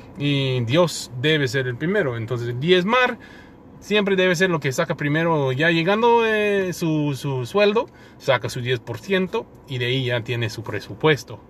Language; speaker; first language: Spanish; non-native, fluent; English